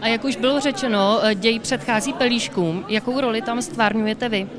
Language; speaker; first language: Czech; native; Czech